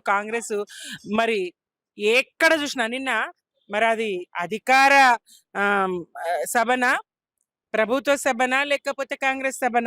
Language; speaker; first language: Telugu; native; Telugu